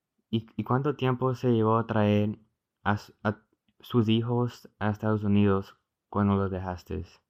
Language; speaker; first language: Spanish; early bilingual, heritage; Spanish